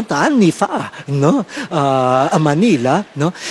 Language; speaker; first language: Italian; non-native, fluent; Filipino